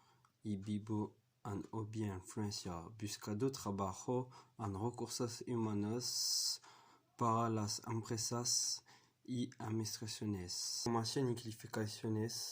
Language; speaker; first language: Spanish; non-native, learner; French